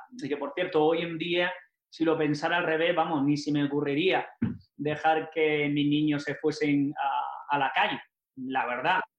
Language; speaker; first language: Spanish; native; Spanish